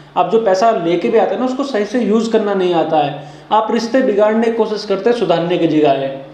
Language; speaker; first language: Hindi; native; Hindi